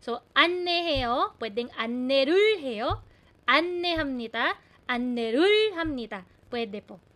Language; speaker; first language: Korean; non-native, fluent; Filipino